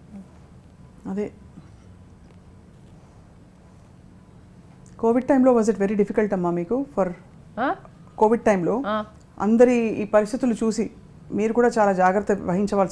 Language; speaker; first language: Telugu; native; Telugu